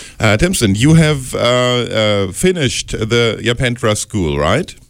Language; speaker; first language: English; non-native, fluent; German